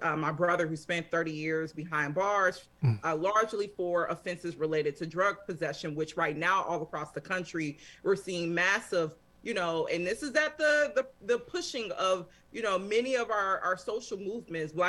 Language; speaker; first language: English; native; English